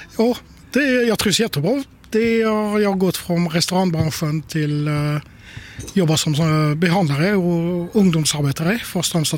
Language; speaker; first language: Swedish; non-native, fluent; French